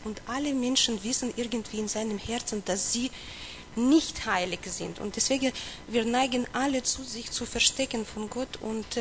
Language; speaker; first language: German; non-native, learner; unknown